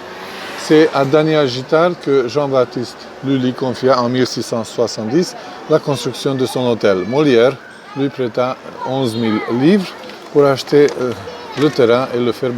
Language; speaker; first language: French; non-native, fluent; Hungarian